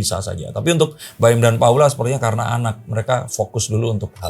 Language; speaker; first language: Indonesian; native; Indonesian